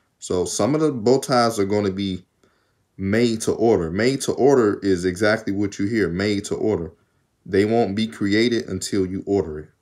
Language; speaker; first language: English; native; English